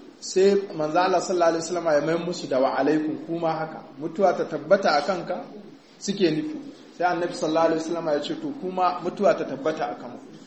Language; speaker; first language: Hausa; native; Hausa